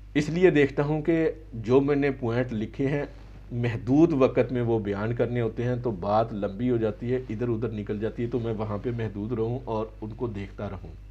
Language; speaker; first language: Urdu; native; Urdu